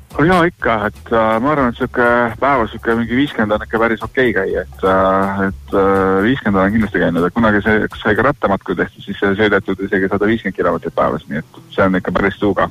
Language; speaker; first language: Estonian; native; Estonian